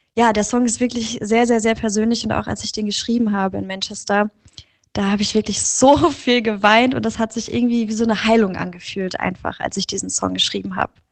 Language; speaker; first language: German; native; German